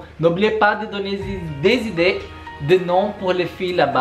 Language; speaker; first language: French; non-native, learner; Portuguese